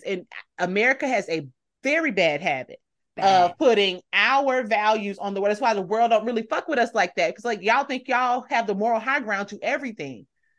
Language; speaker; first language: English; native; English